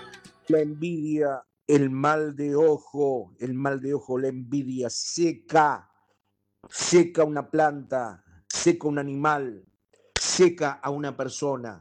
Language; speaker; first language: Spanish; native; Spanish